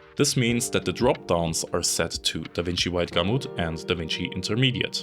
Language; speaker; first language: English; non-native, fluent; German